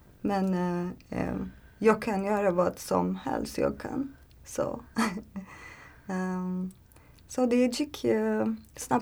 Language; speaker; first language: Swedish; non-native, learner; Turkish